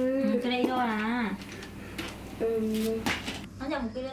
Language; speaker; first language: Korean; non-native, learner; Vietnamese